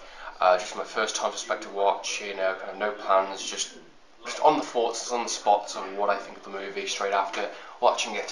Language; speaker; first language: English; native; English